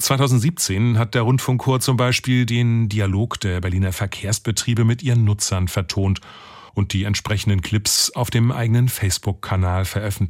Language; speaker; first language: German; native; German